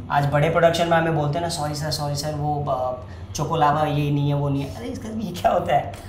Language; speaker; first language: Hindi; native; Hindi